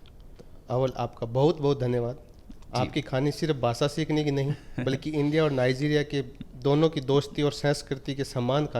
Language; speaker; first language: Hindi; native; Hindi